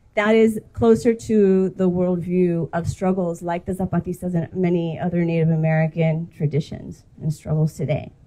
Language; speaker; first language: English; native; English